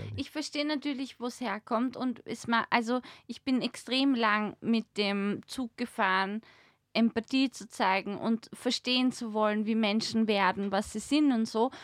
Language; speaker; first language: German; native; German